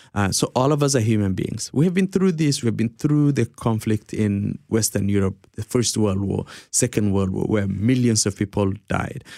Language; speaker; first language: English; early bilingual, other home language; Somali